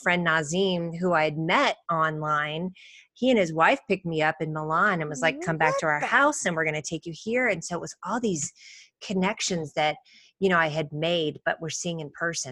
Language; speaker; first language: English; native; English